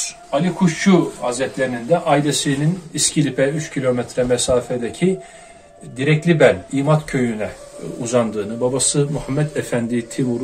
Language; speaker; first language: Turkish; native; Turkish